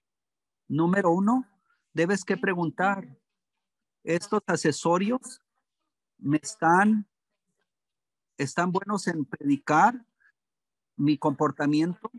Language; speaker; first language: Spanish; early bilingual, heritage; English